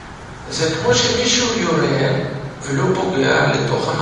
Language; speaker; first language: Hebrew; non-native, fluent; Russian